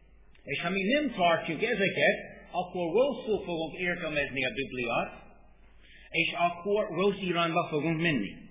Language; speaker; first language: Hungarian; non-native, fluent; English